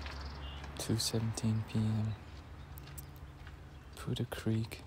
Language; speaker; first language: English; native; English